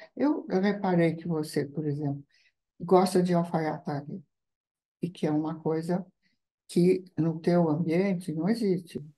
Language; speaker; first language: Portuguese; non-native, fluent; Italian